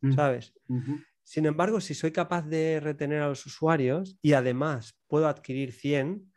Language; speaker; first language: Spanish; native; Spanish